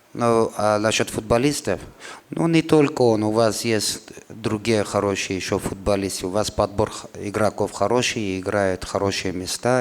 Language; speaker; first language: Russian; non-native, fluent; Armenian